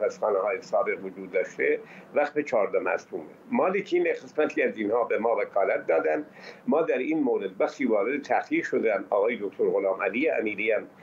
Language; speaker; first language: Persian; native; Persian